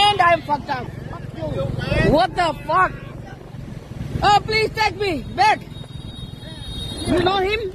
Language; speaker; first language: English; non-native, learner; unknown